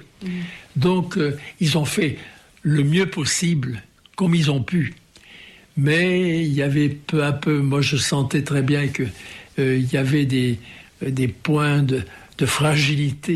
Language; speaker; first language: French; native; French